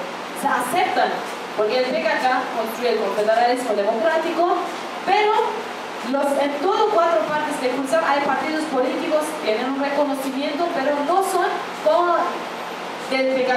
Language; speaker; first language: Spanish; non-native, fluent; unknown